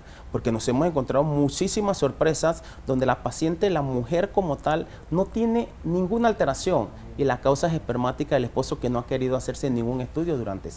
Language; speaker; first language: Spanish; native; Spanish